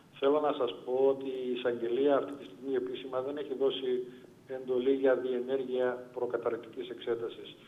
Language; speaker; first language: Greek; native; Greek